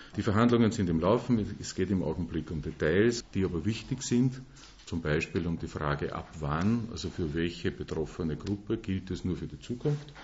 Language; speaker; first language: German; native; German